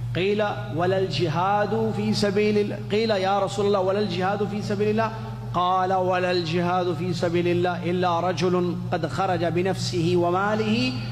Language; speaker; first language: Urdu; native; Urdu